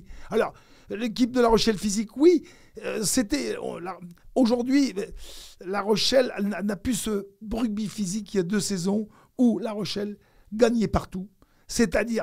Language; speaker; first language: French; native; French